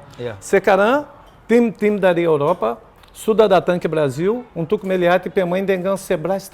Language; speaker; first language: Indonesian; non-native, fluent; Portuguese